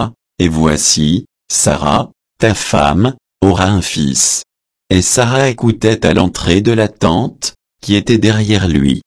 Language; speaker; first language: French; native; French